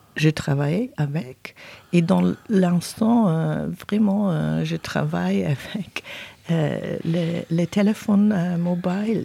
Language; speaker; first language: French; non-native, fluent; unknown